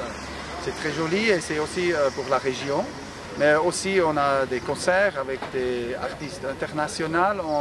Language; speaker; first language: French; non-native, local second language; German